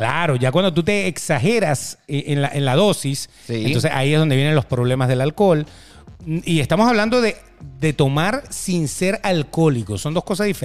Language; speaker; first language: Spanish; native; Spanish